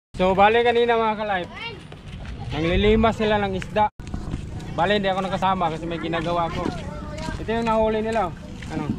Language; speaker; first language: Filipino; non-native, local second language; Cebuano